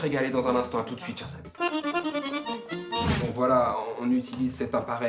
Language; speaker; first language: French; native; French